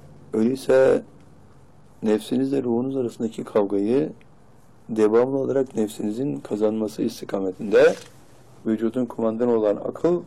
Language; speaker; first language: Turkish; native; Turkish